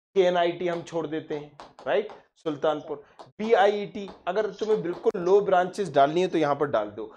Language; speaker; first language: Hindi; native; Hindi